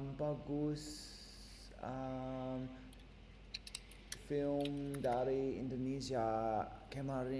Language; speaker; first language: Indonesian; non-native, learner; English